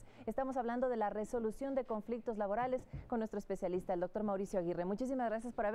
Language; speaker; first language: Spanish; native; Spanish